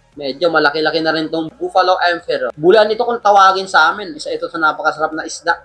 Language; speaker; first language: Filipino; non-native, local second language; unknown